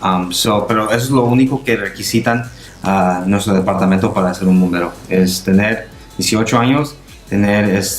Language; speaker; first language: Spanish; non-native, local second language; English